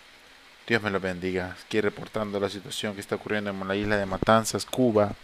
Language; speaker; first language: Spanish; native; Spanish